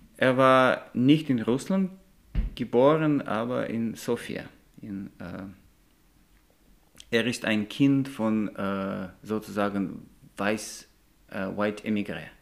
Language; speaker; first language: German; non-native, learner; Russian